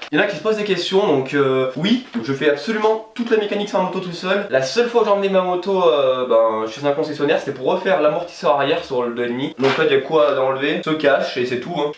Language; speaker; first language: French; native; French